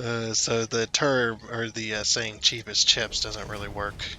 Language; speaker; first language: English; native; English